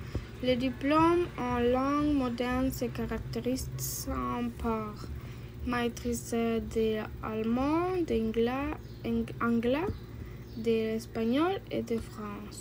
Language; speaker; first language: French; non-native, learner; Spanish